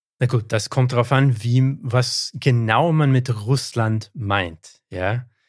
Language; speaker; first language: German; non-native, fluent; English